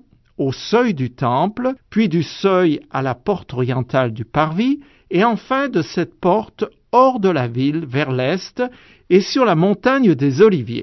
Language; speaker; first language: French; native; French